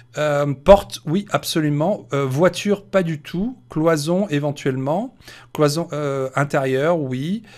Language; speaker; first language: French; native; French